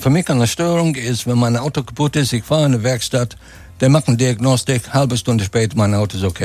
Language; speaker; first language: German; non-native, fluent; English